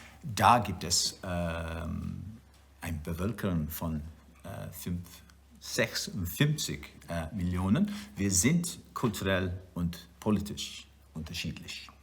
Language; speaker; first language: German; non-native, learner; Welsh